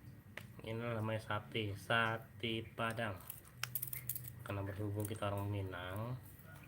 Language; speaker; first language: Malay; non-native, local second language; Minangkabau